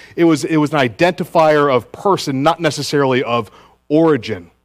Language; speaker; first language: English; native; English